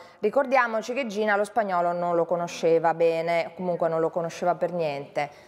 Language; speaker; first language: Italian; native; Italian